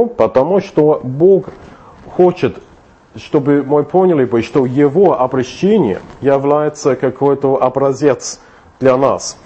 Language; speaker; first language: Russian; non-native, fluent; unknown